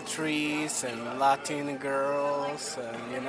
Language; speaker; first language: English; non-native, learner; Serbian